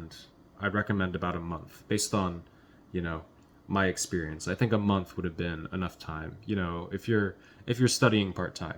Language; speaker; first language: English; native; English